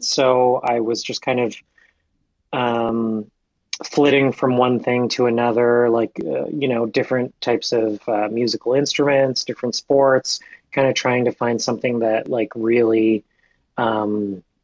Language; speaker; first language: English; native; English